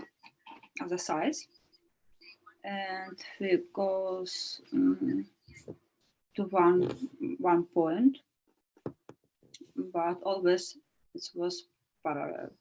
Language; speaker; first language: English; non-native, learner; Ukrainian